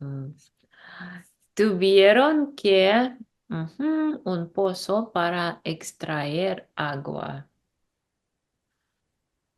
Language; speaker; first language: Spanish; non-native, learner; English